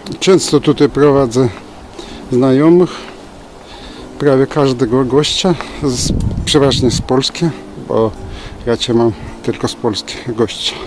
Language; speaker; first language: Polish; non-native, fluent; Turkish